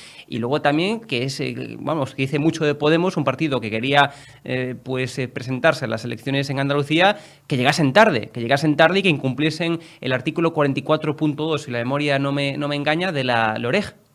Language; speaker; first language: Spanish; native; Spanish